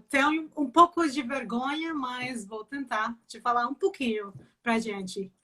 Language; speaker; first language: Portuguese; non-native, learner; Spanish